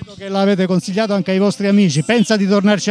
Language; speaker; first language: Italian; native; Italian